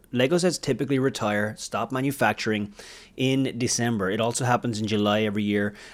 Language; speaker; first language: English; native; English